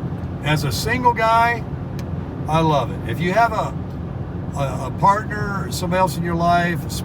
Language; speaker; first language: English; native; English